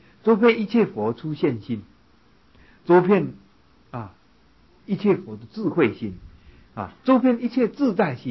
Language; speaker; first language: Chinese; native; Chinese